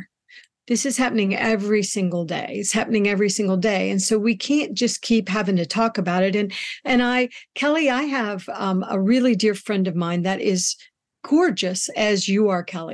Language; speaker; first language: English; native; English